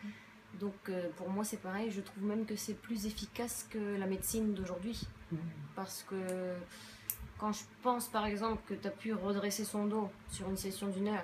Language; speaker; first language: French; native; French